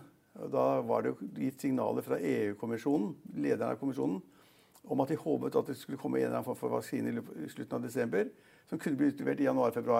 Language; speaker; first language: Norwegian; native; Norwegian